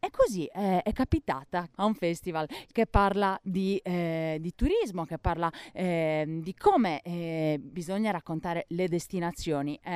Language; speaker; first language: Italian; native; Italian